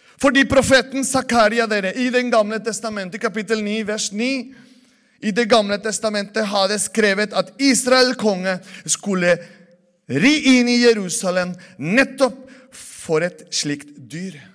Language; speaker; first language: Norwegian; non-native, fluent; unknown